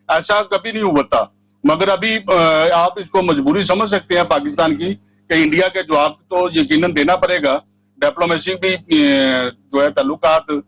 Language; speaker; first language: Urdu; non-native, local second language; Punjabi